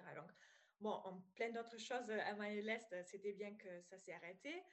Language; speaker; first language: French; non-native, fluent; German